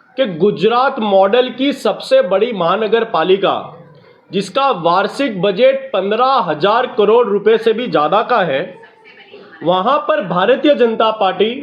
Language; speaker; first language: Hindi; non-native, local second language; Gujarati